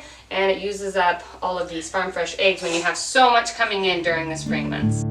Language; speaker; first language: English; native; English